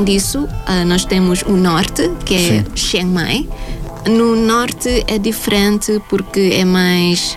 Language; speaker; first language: Portuguese; non-native, fluent; Thai